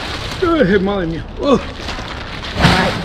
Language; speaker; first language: Spanish; non-native, learner; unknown